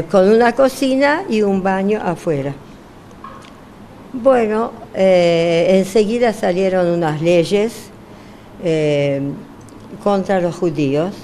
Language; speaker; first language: Spanish; non-native, fluent; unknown